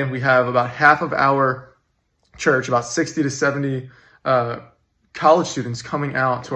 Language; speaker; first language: English; native; English